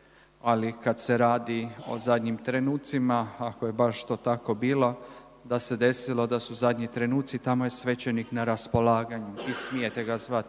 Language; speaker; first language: Croatian; native; Croatian